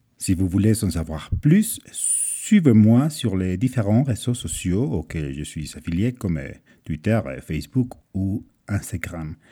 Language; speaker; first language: French; non-native, fluent; Spanish